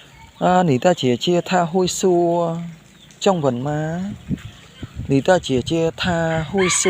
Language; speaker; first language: Chinese; non-native, fluent; Khmer